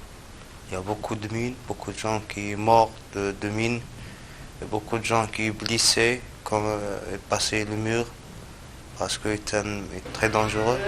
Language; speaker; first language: French; non-native, learner; Arabic